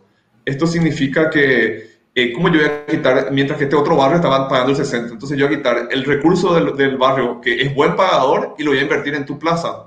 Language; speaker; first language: Spanish; native; Spanish